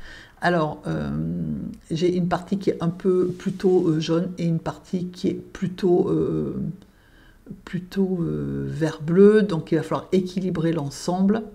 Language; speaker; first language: French; native; French